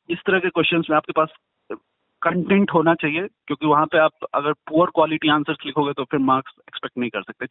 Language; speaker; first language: Hindi; native; Hindi